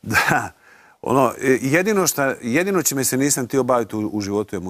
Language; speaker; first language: Croatian; native; Croatian